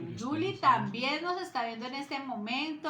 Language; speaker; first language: Spanish; native; Spanish